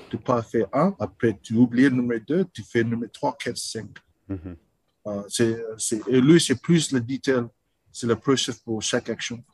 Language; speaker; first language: French; non-native, learner; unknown